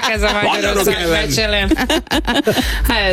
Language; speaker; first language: Hungarian; non-native, learner; Portuguese